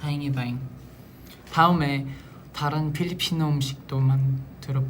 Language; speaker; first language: Korean; non-native, local second language; Filipino